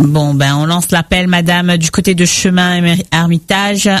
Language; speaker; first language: French; native; French